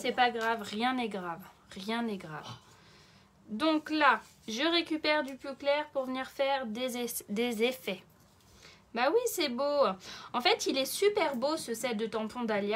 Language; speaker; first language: French; native; French